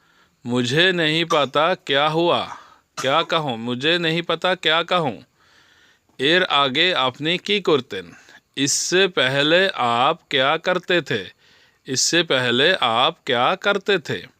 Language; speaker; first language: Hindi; non-native, learner; Bangla